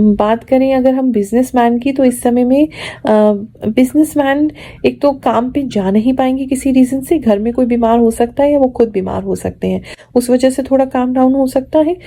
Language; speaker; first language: Hindi; native; Hindi